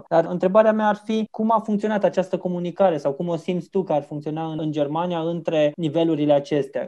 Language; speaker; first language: Romanian; native; Romanian